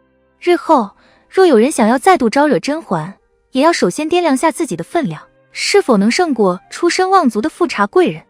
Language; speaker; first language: Chinese; native; Chinese